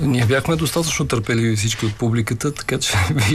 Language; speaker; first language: Bulgarian; native; Bulgarian